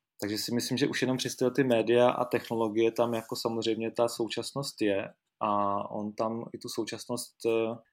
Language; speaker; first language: Czech; native; Czech